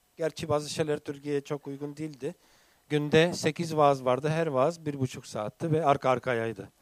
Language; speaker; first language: Turkish; non-native, fluent; English